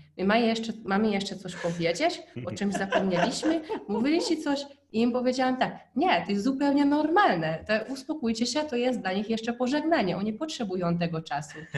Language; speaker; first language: Polish; non-native, fluent; Hungarian